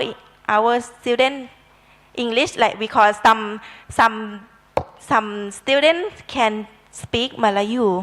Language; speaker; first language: English; non-native, learner; Thai